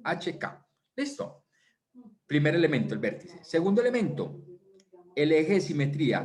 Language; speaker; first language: Spanish; native; Spanish